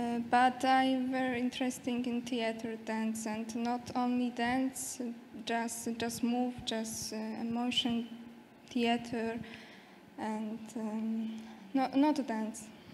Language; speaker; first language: English; non-native, learner; Polish